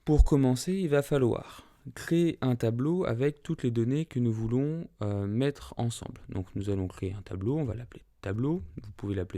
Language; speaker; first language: French; native; French